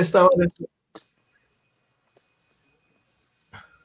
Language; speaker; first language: Spanish; native; Spanish